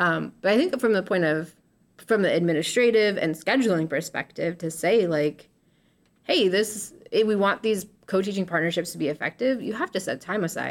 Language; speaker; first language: English; native; English